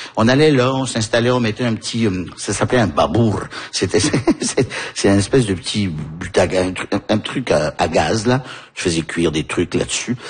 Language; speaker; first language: French; early bilingual, heritage; French